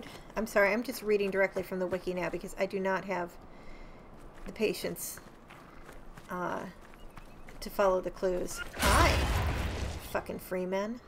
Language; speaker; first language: English; native; English